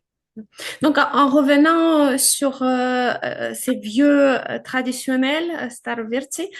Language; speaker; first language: French; non-native, fluent; Ukrainian